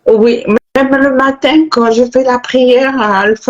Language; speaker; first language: French; non-native, local second language; Arabic